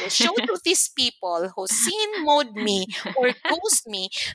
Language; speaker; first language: English; non-native, local second language; Cebuano